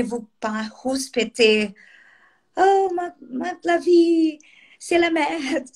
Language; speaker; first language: French; non-native, learner; Portuguese